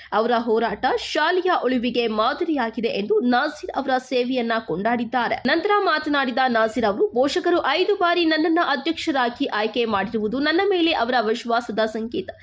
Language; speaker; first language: Kannada; native; Kannada